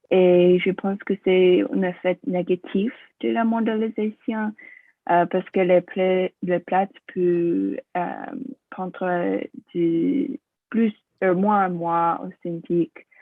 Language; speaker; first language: French; non-native, fluent; English